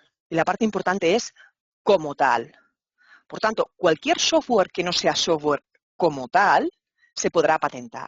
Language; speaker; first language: Spanish; native; Spanish